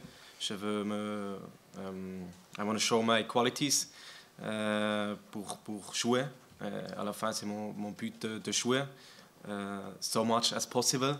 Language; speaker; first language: French; non-native, learner; German